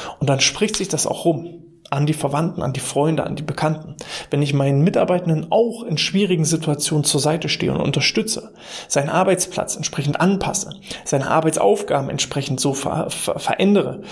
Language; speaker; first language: German; native; German